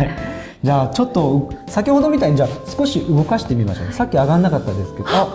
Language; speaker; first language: Japanese; native; Japanese